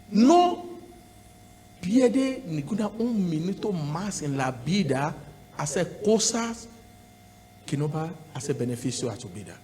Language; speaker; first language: Spanish; non-native, learner; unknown